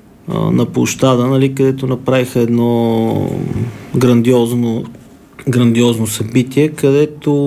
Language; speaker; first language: Bulgarian; native; Bulgarian